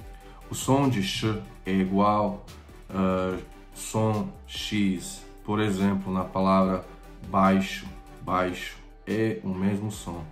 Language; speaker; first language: Portuguese; non-native, fluent; Croatian